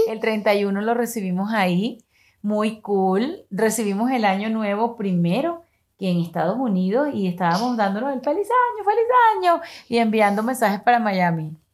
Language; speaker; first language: Spanish; native; Spanish